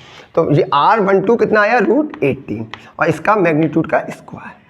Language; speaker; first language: Hindi; native; Hindi